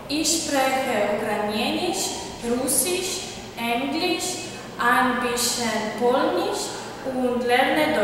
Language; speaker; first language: German; non-native, learner; Ukrainian